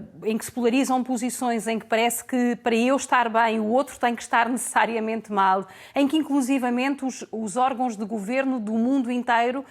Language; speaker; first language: Portuguese; native; Portuguese